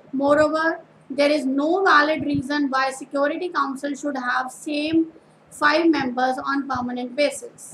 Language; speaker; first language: English; non-native, local second language; Punjabi